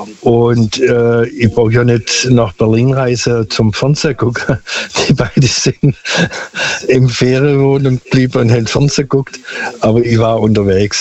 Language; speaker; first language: German; non-native, local second language; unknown